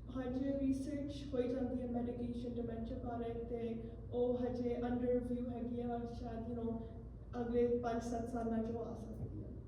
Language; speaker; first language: Punjabi; early bilingual, heritage; Punjabi